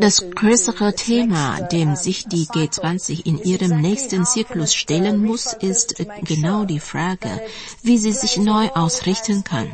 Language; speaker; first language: German; non-native, fluent; Vietnamese